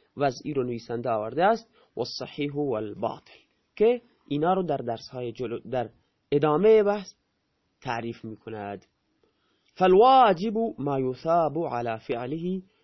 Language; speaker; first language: Persian; non-native, local second language; Baluchi